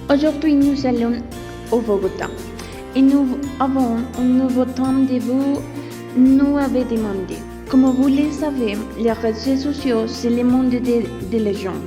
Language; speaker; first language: French; non-native, learner; Spanish